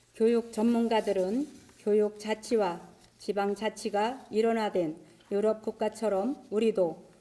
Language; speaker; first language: Korean; native; Korean